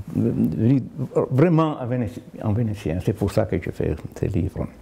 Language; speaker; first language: French; non-native, fluent; Italian